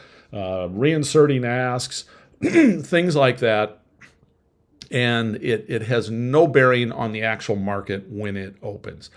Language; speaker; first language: English; native; English